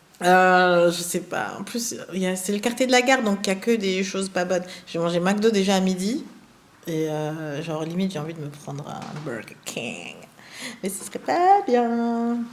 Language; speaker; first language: French; early bilingual, other home language; German